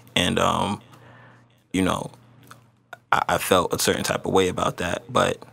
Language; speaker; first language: English; native; English